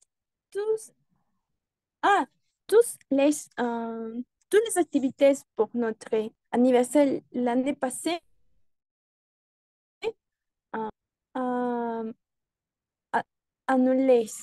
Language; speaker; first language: French; non-native, learner; Spanish